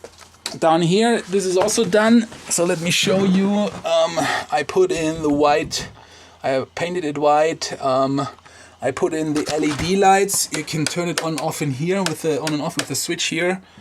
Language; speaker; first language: English; non-native, fluent; German